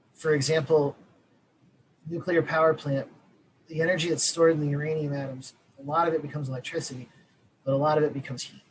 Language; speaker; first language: English; native; English